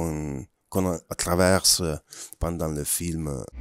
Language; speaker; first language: French; non-native, fluent; Italian